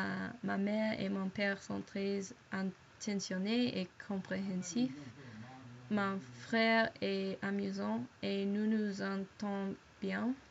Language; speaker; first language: French; non-native, learner; English